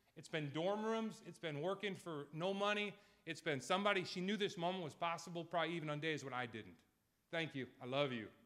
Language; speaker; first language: English; native; English